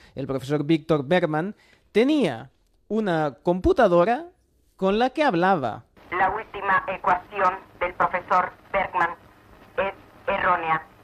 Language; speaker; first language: Spanish; non-native, fluent; English